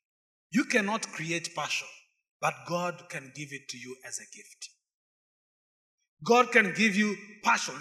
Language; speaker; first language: English; non-native, fluent; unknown